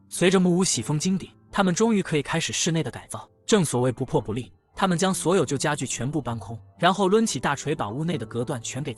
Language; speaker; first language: Chinese; native; Chinese